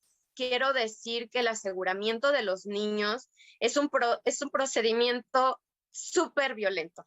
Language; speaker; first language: Spanish; native; Spanish